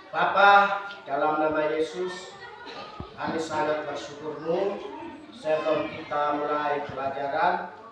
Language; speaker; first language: Indonesian; non-native, local second language; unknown